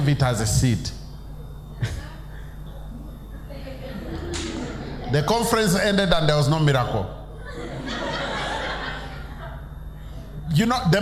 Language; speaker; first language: English; non-native, local second language; Ganda